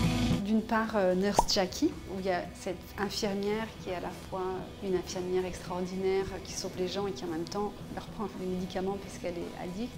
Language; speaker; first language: French; native; French